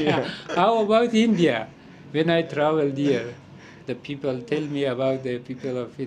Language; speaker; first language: English; non-native, learner; Persian